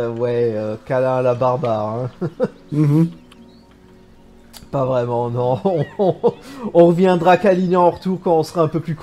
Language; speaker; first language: French; native; French